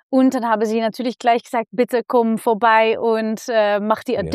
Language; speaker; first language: German; non-native, fluent; Dutch